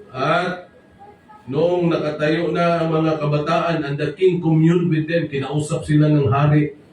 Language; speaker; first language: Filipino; non-native, local second language; Cebuano